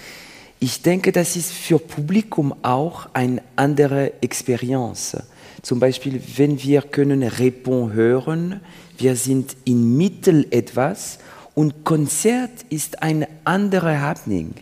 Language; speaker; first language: German; non-native, learner; French